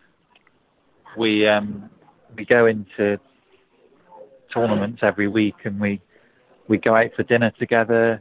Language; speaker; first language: English; native; English